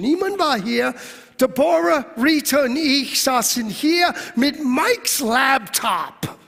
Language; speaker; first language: German; non-native, fluent; English